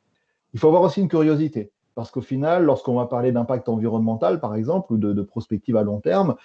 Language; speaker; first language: French; native; French